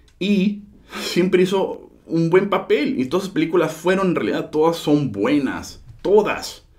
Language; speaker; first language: Spanish; early bilingual, heritage; Spanish